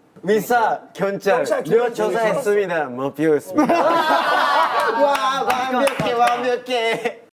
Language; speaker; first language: Korean; non-native, learner; Japanese